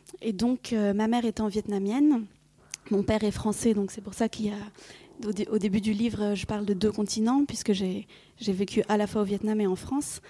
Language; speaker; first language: French; early bilingual, other home language; Vietnamese